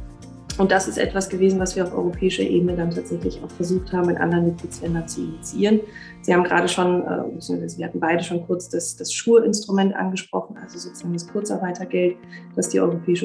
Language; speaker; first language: German; native; German